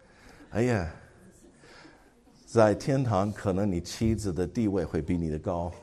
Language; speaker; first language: Chinese; non-native, fluent; English